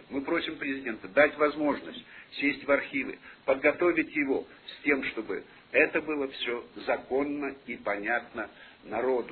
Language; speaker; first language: Russian; native; Russian